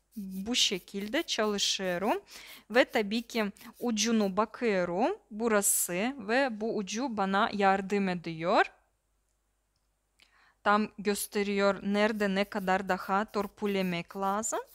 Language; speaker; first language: Turkish; non-native, learner; Russian